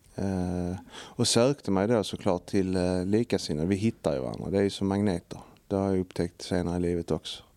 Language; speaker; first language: Swedish; native; Swedish